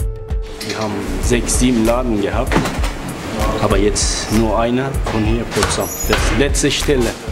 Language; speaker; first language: German; non-native, learner; Turkish